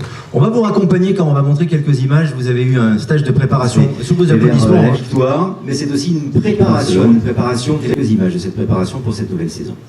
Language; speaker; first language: French; native; French